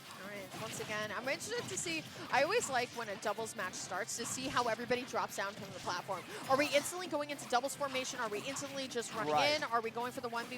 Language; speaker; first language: English; native; English